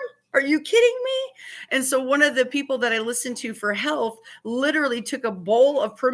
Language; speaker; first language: English; native; English